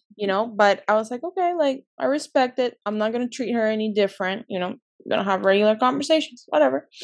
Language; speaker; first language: English; early bilingual, other home language; Spanish